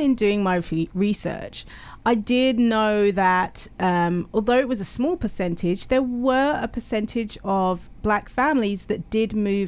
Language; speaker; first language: English; native; English